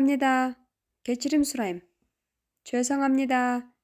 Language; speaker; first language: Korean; non-native, fluent; Kyrgyz